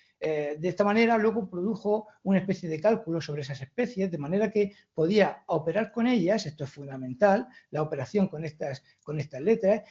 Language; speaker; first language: Spanish; native; Spanish